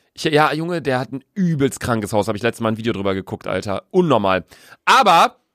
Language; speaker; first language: German; native; German